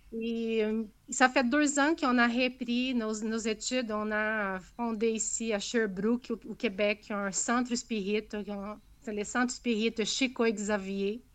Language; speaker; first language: French; non-native, fluent; Portuguese